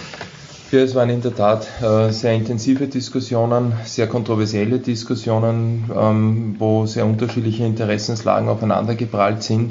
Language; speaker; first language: German; native; German